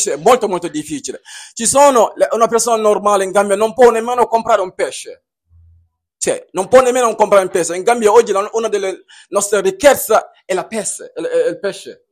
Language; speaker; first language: Italian; non-native, fluent; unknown